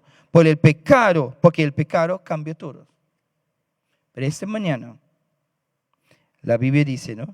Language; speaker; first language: Spanish; non-native, fluent; English